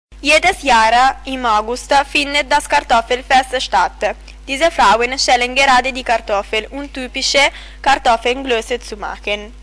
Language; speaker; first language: German; non-native, learner; Italian